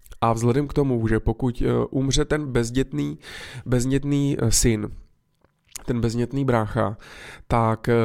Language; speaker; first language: Czech; native; Czech